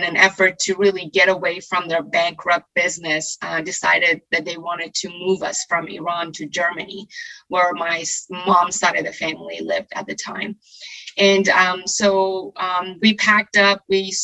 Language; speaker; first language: English; non-native, fluent; Persian